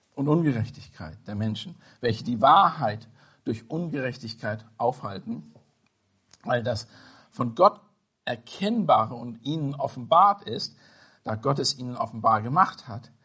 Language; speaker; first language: German; non-native, fluent; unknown